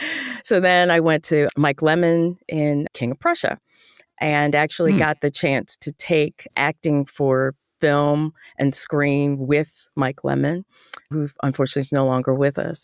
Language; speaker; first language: English; native; English